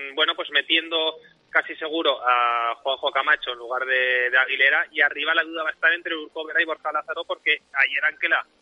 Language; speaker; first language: Spanish; native; Spanish